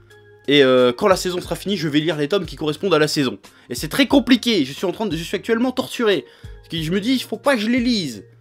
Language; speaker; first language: French; native; French